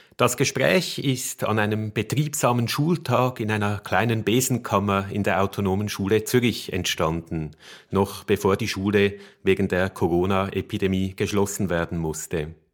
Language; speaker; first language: German; native; German